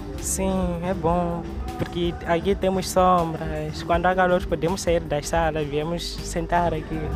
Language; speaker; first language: Portuguese; non-native, local second language; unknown